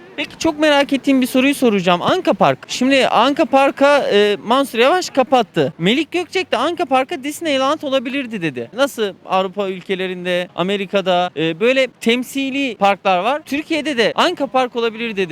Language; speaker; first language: Turkish; native; Turkish